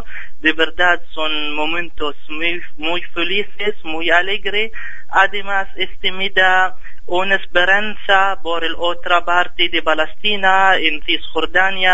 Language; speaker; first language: Spanish; non-native, fluent; Arabic